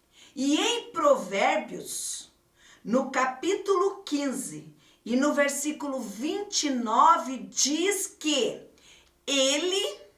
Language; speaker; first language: Portuguese; native; Portuguese